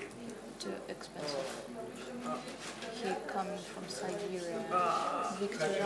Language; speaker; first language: English; non-native, learner; Russian